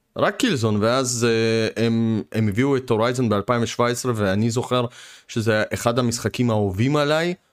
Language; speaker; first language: Hebrew; early bilingual, other home language; Russian